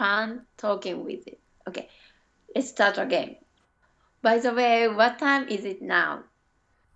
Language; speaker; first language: English; non-native, learner; Japanese